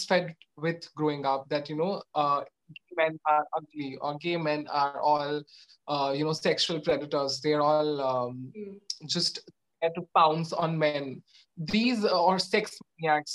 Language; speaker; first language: English; non-native, local second language; Odia